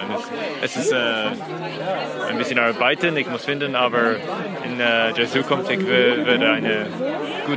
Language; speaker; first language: German; non-native, learner; English